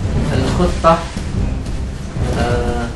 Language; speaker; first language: Arabic; non-native, fluent; Malay